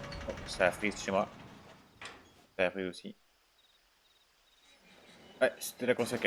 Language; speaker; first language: French; native; French